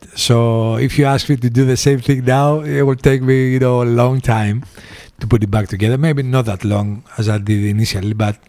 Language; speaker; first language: English; early bilingual, other home language; Greek